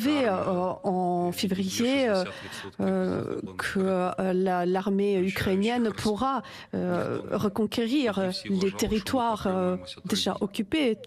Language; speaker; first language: French; non-native, fluent; Ukrainian